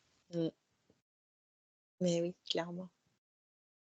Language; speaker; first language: French; native; French